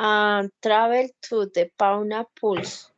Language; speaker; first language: English; non-native, learner; Spanish